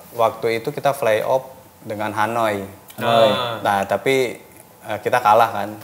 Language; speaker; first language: Indonesian; native; Indonesian